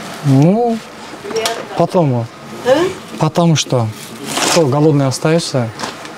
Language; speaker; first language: Russian; non-native, learner; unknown